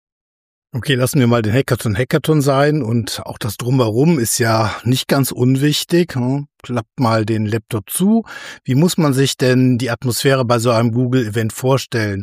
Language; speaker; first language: German; native; German